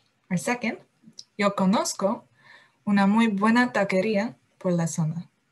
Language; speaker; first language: Spanish; non-native, fluent; English